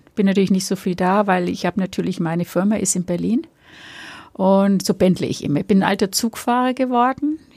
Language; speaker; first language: German; native; German